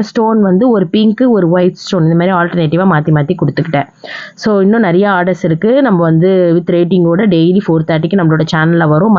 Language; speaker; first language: Tamil; native; Tamil